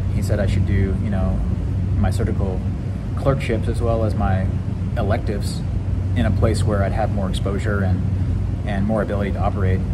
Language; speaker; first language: English; native; English